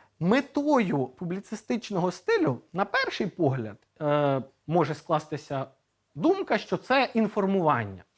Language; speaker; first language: Ukrainian; native; Ukrainian